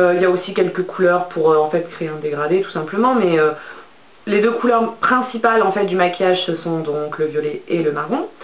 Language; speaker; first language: French; native; French